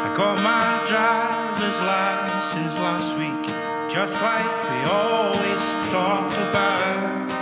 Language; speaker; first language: English; native; English